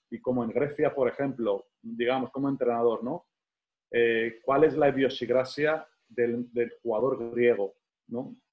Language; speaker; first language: Spanish; non-native, fluent; Greek